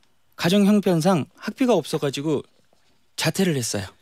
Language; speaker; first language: Korean; native; Korean